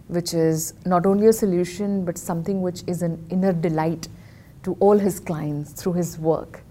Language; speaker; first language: English; non-native, local second language; Hindi